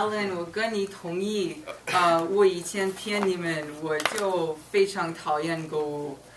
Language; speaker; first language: Chinese; non-native, fluent; English